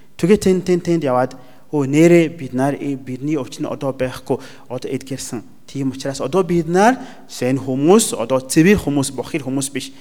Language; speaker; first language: Mongolian; non-native, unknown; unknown